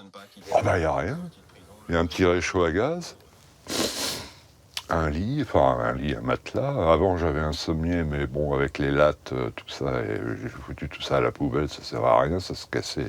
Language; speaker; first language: French; native; French